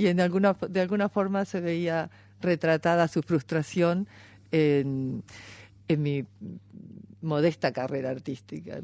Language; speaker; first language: Spanish; native; Spanish